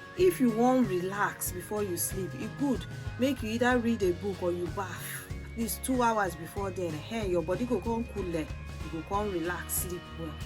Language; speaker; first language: Nigerian Pidgin; non-native, local second language; Yoruba